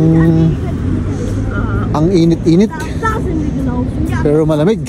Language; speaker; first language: Filipino; non-native, learner; German